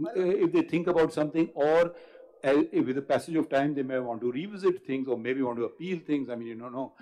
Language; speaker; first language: English; non-native, local second language; Urdu